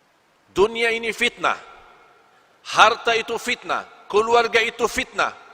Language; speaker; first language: Indonesian; non-native, fluent; Arabic